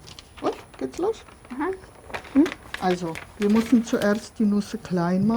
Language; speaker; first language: German; non-native, fluent; Polish